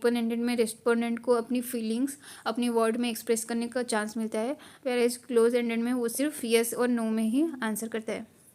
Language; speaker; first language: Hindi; native; Hindi